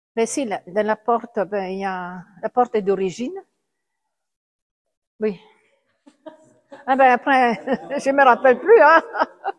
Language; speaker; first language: French; non-native, fluent; Italian